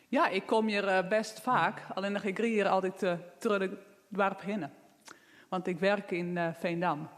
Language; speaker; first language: Dutch; non-native, local second language; Western Frisian